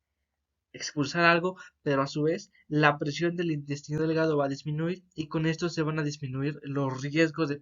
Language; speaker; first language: Spanish; native; Spanish